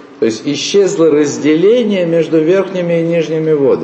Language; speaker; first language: Russian; native; Russian